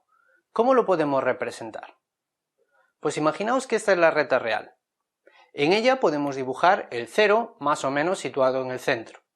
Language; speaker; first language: Spanish; native; Spanish